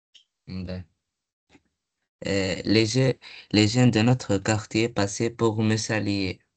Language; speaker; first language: French; non-native, learner; Arabic